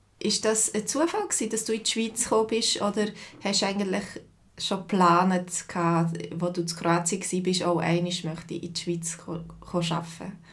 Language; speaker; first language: German; native; German